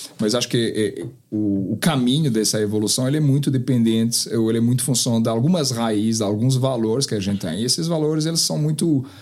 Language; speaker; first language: Portuguese; non-native, fluent; French